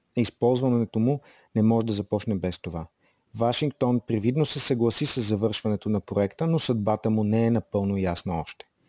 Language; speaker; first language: Bulgarian; native; Bulgarian